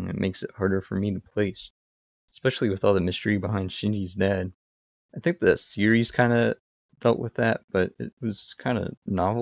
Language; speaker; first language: English; native; English